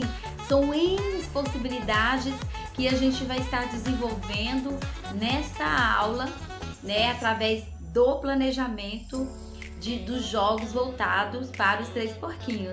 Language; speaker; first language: Portuguese; native; Portuguese